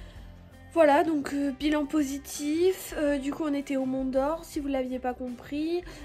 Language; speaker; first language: French; native; French